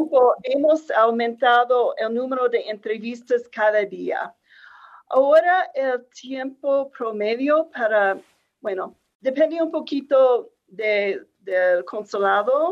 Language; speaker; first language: Spanish; non-native, fluent; English